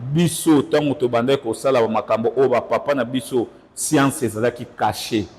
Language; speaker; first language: Lingala; non-native, local second language; Kongo